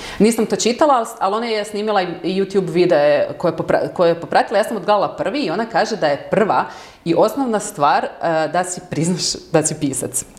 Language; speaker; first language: Serbian; native; Serbian